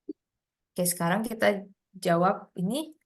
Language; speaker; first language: Indonesian; native; Indonesian